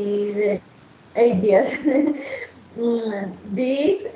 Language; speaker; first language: English; non-native, learner; Spanish